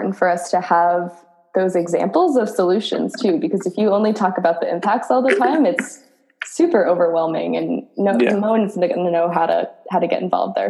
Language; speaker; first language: English; native; English